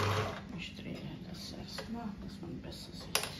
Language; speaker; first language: German; non-native, learner; Croatian